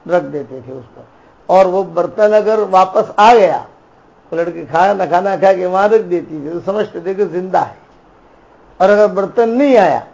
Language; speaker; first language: Urdu; non-native, local second language; Gujarati